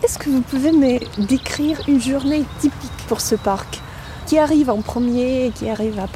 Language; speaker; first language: French; non-native, fluent; Russian